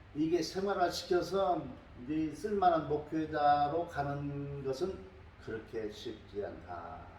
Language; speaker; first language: Korean; native; Korean